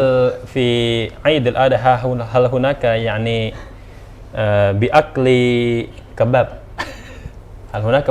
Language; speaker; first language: Arabic; non-native, learner; Indonesian